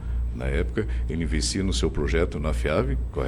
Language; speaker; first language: Portuguese; native; Portuguese